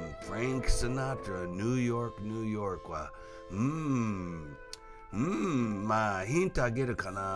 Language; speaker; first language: Japanese; non-native, fluent; English